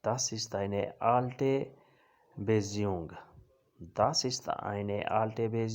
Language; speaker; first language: German; non-native, learner; Urdu